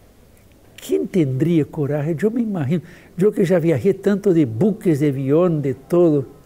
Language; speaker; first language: Spanish; non-native, fluent; Portuguese